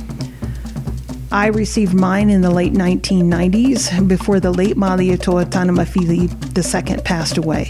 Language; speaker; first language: English; early bilingual, other home language; Samoan